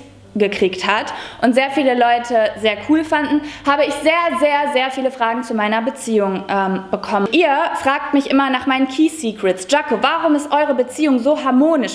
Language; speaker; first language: German; native; German